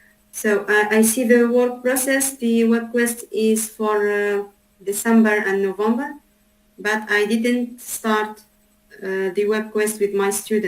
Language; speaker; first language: English; non-native, learner; Arabic